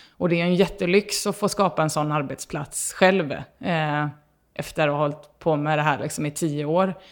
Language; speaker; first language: Swedish; native; Swedish